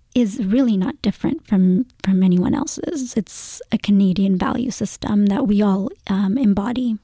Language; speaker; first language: English; early bilingual, other home language; Gujarati